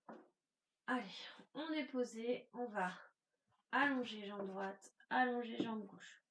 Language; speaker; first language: French; native; French